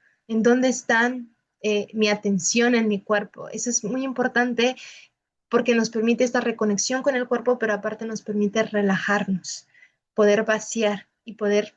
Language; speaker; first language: Spanish; native; Spanish